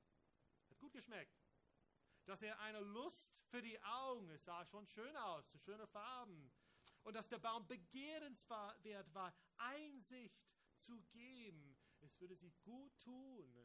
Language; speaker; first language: German; non-native, fluent; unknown